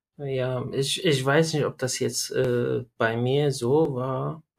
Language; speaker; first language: German; non-native, learner; Arabic